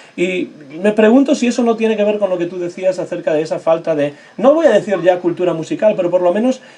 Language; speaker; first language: Spanish; native; Spanish